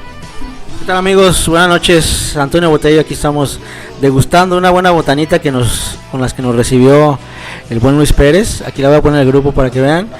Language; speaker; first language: Spanish; native; Spanish